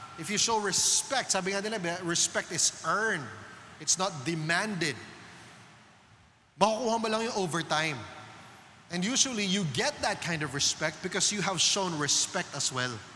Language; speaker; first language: English; non-native, local second language; Filipino